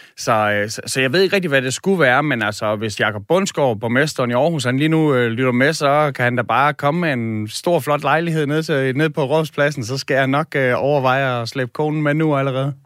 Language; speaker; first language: Danish; native; Danish